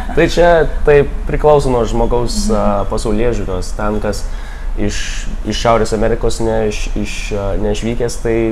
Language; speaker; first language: Lithuanian; early bilingual, heritage; Lithuanian